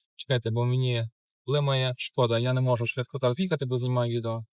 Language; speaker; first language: Ukrainian; native; Ukrainian